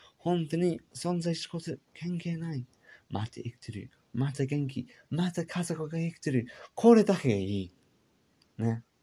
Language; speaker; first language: Japanese; non-native, learner; English